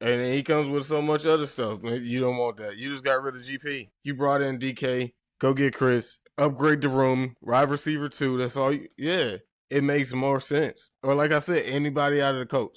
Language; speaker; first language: English; native; English